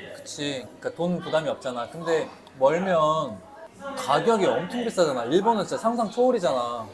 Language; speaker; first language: Korean; native; Korean